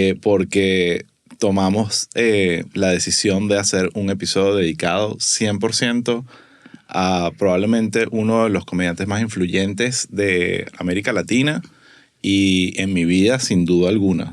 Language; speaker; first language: Spanish; native; Spanish